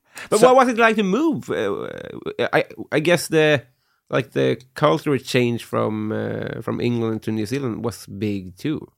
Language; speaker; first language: English; non-native, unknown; Swedish